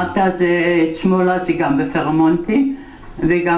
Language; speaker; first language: Hebrew; non-native, fluent; German